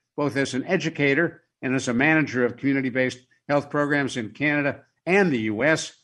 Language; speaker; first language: English; native; English